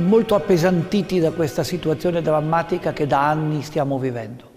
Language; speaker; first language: Italian; non-native, fluent; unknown